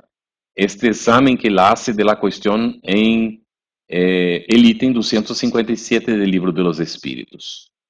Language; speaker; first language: Spanish; non-native, fluent; Portuguese